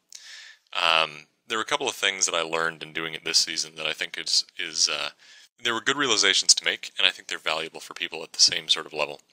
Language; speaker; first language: English; native; English